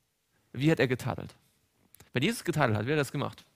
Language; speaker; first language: German; native; German